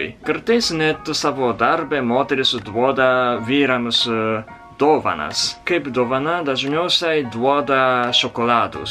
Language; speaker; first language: Lithuanian; non-native, learner; Japanese